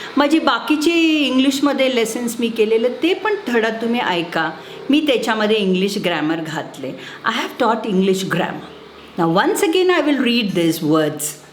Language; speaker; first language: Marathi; non-native, local second language; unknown